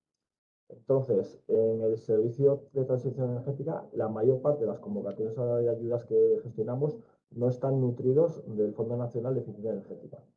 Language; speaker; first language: Spanish; native; Spanish